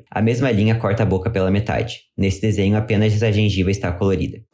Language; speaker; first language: Portuguese; native; Portuguese